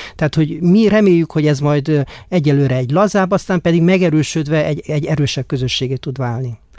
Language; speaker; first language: Hungarian; native; Hungarian